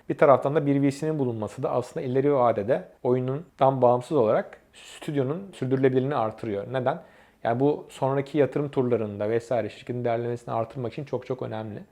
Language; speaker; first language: Turkish; native; Turkish